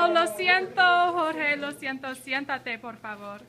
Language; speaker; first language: Spanish; non-native, fluent; English